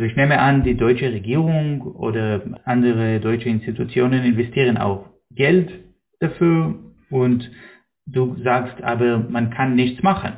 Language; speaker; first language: German; non-native, fluent; Hebrew